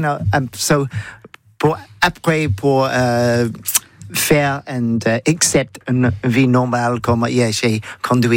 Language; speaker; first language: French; non-native, learner; English